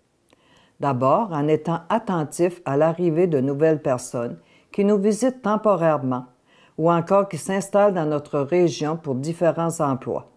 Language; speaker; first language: French; native; French